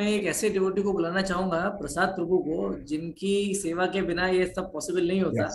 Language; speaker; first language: Hindi; native; Hindi